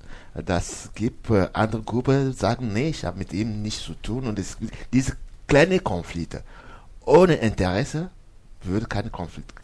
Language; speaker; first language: German; non-native, learner; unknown